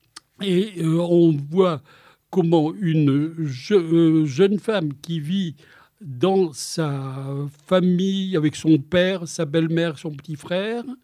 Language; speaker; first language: French; native; French